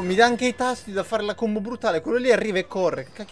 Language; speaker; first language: Italian; native; Italian